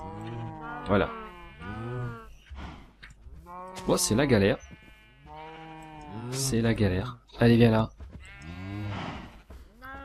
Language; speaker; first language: French; native; French